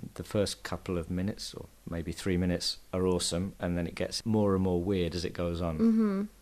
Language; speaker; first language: English; native; English